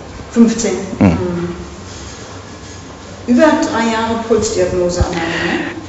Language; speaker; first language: German; native; German